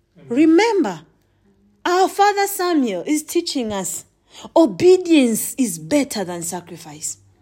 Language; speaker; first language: English; non-native, local second language; Swahili